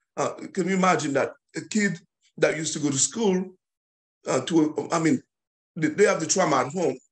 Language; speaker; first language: English; non-native, fluent; Haitian Creole